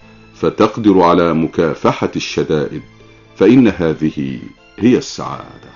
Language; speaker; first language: Arabic; native; Arabic